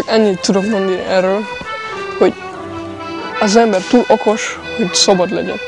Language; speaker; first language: Hungarian; non-native, learner; German